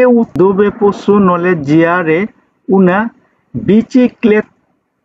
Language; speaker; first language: Italian; non-native, learner; Bangla